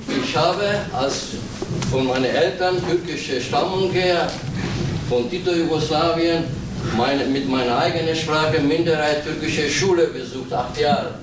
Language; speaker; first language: German; non-native, fluent; Turkish